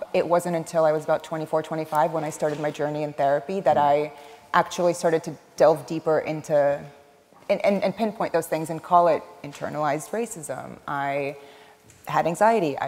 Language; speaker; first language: English; early bilingual, other home language; Arabic